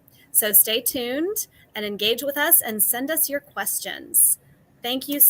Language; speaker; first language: English; native; English